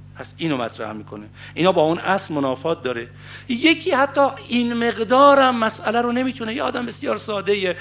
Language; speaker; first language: Persian; native; Persian